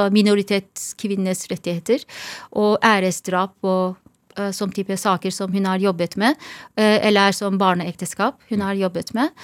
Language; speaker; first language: Norwegian; non-native, fluent; Turkish